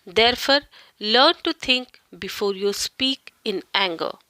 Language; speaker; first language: English; non-native, local second language; Marathi